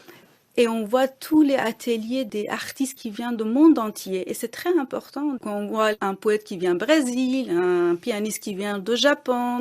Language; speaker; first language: French; non-native, fluent; Persian